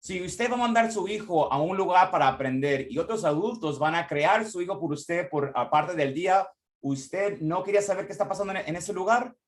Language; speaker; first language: Spanish; early bilingual, heritage; Spanish